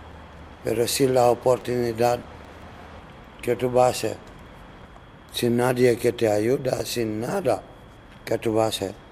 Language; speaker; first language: Spanish; non-native, learner; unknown